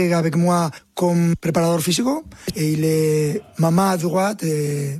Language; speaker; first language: French; non-native, fluent; Spanish